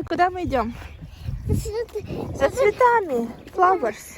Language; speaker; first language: Russian; native; Russian